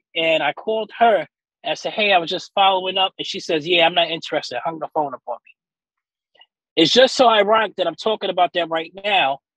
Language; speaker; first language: English; native; English